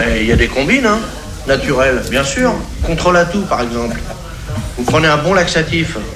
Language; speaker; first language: French; native; French